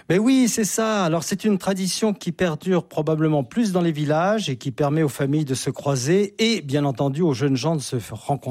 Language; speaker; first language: French; native; French